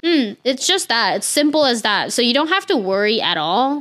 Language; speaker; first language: English; non-native, fluent; Japanese